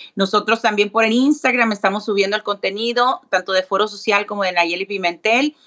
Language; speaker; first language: Spanish; native; Spanish